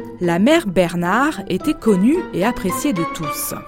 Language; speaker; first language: French; native; French